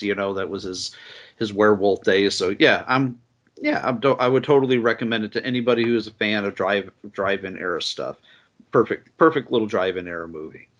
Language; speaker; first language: English; native; English